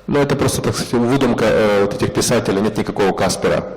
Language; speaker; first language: Russian; native; Russian